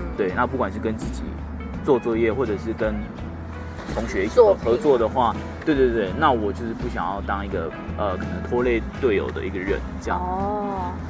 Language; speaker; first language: Chinese; native; Chinese